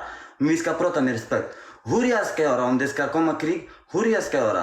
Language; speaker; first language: Swedish; non-native, learner; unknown